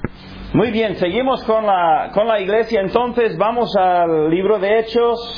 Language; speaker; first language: Spanish; non-native, fluent; English